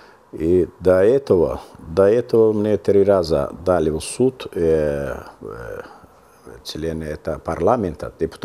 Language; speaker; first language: Russian; non-native, local second language; Azerbaijani